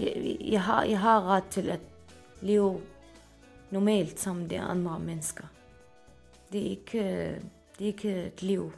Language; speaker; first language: Danish; non-native, fluent; Arabic